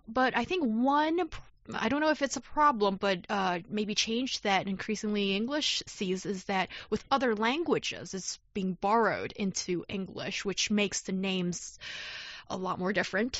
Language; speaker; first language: English; non-native, fluent; Chinese